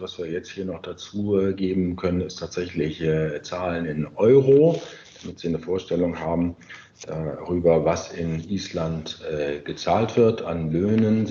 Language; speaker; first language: German; native; German